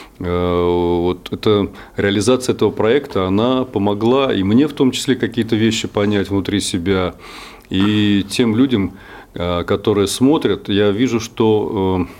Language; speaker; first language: Russian; native; Russian